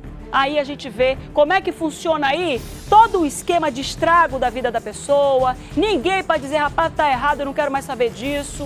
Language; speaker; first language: Portuguese; native; Portuguese